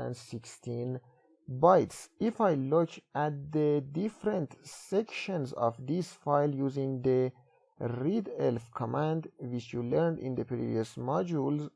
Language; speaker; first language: English; non-native, fluent; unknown